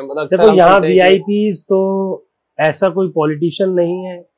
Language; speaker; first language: Hindi; native; Hindi